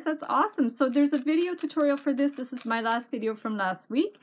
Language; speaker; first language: English; native; English